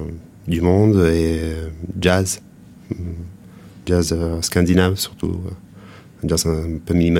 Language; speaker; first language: French; non-native, fluent; Italian